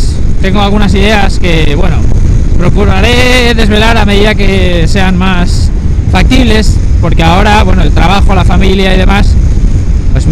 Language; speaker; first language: Spanish; native; Spanish